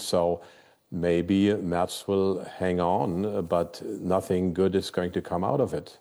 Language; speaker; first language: English; non-native, fluent; German